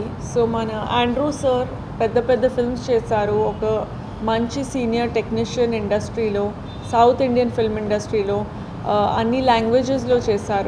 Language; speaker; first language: Telugu; non-native, local second language; Tamil